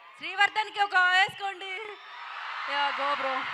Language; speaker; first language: Telugu; native; Telugu